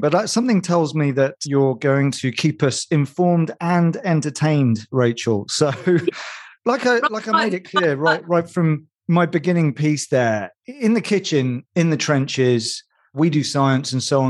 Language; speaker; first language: English; native; English